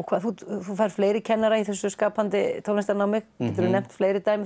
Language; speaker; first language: Icelandic; native; Icelandic